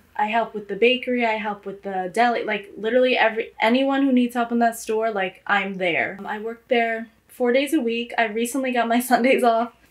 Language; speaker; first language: English; native; English